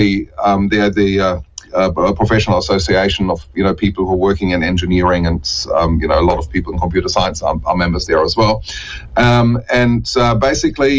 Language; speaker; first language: English; non-native, fluent; German